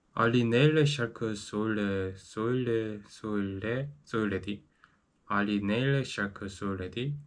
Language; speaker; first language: Turkish; non-native, learner; Korean